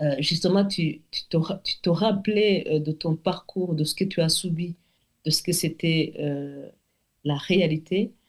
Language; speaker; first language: French; non-native, local second language; Kinyarwanda